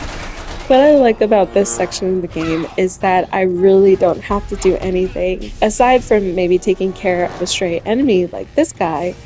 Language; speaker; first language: English; native; English